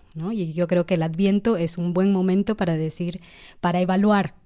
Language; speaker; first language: Spanish; native; Spanish